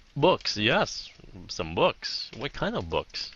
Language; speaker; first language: English; early bilingual, heritage; Vietnamese